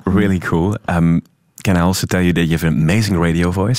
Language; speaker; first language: English; non-native, fluent; Dutch